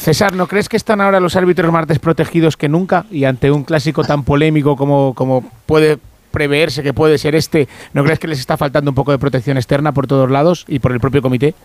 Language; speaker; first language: Spanish; native; Spanish